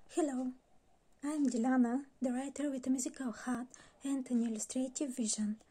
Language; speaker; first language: English; non-native, fluent; Bulgarian